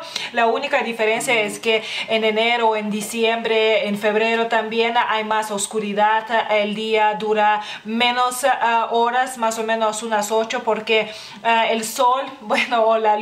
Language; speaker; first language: Spanish; non-native, fluent; Lithuanian